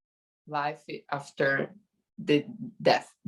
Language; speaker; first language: English; non-native, learner; Portuguese